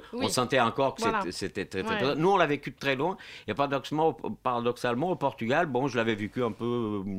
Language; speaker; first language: French; non-native, fluent; Portuguese